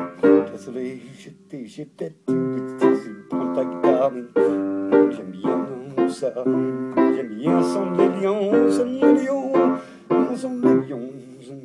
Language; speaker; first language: French; non-native, learner; English